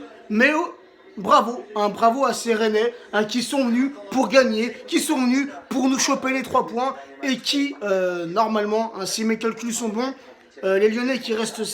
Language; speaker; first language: French; native; French